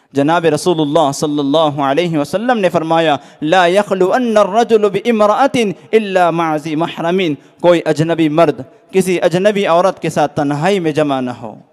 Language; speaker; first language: Urdu; native; Urdu